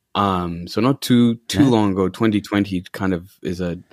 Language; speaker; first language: English; non-native, local second language; Ganda